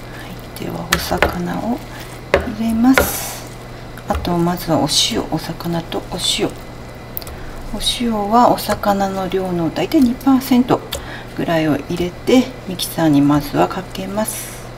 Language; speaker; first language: Japanese; native; Japanese